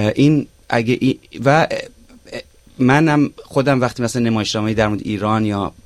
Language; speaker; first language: Persian; non-native, local second language; Arabic